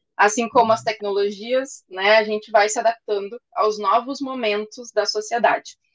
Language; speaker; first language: Portuguese; native; Portuguese